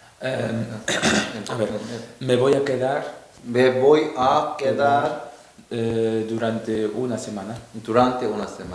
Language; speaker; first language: Spanish; non-native, learner; Korean